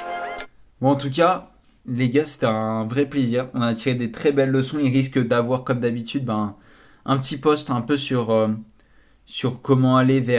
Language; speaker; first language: French; native; French